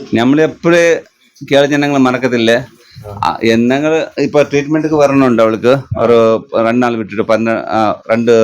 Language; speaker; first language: Malayalam; non-native, learner; Kannada